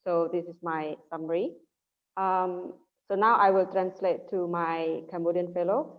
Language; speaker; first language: English; non-native, learner; Khmer